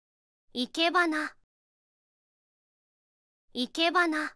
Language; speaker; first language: Japanese; native; Japanese